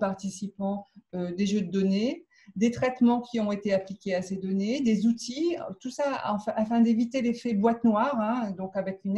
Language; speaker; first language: French; native; French